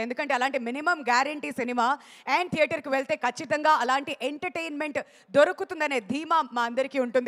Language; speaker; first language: Telugu; native; Telugu